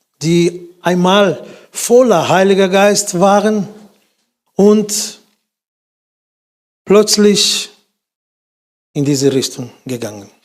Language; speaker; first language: German; non-native, fluent; Portuguese